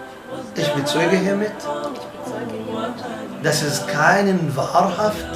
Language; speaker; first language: German; non-native, fluent; Arabic